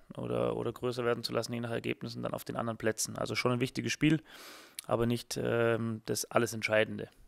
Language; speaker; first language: German; native; German